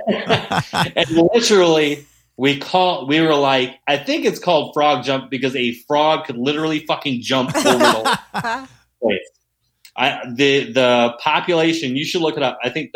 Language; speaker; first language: English; native; English